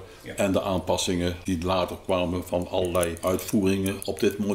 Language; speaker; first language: Dutch; native; Dutch